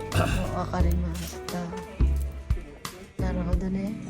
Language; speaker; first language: Japanese; non-native, fluent; Filipino